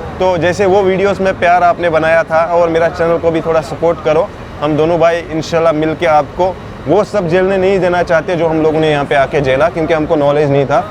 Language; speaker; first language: Hindi; non-native, local second language; Kashmiri